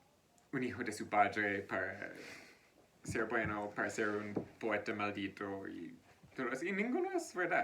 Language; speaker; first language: Spanish; non-native, fluent; English